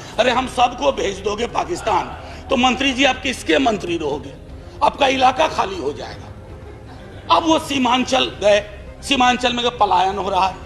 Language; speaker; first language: Hindi; native; Hindi